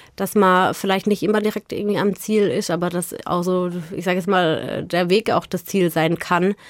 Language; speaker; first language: German; native; German